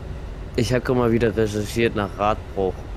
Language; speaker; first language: German; native; German